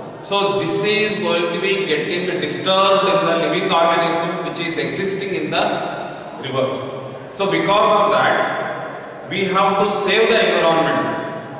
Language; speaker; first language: English; non-native, local second language; Kannada